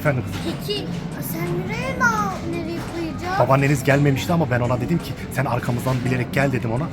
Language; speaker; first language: Turkish; native; Turkish